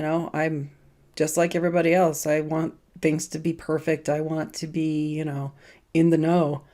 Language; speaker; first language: English; native; English